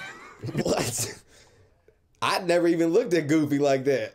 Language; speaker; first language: English; native; English